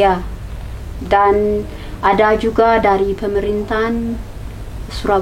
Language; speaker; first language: Indonesian; non-native, learner; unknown